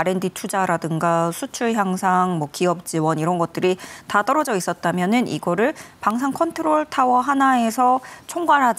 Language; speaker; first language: Korean; native; Korean